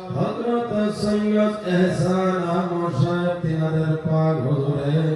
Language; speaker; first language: Bangla; native; Bangla